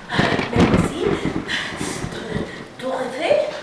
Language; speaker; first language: French; non-native, learner; Spanish